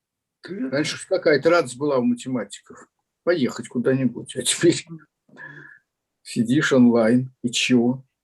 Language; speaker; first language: Russian; native; Russian